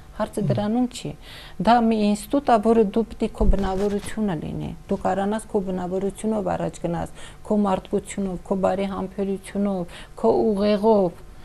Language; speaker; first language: Armenian; non-native, local second language; Kurdish